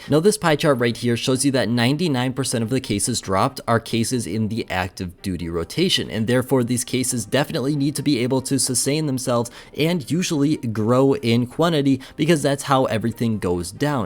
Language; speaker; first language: English; native; English